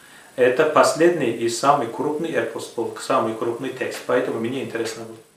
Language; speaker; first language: Russian; non-native, fluent; Turkish